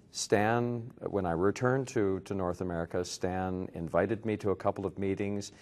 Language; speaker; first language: English; native; English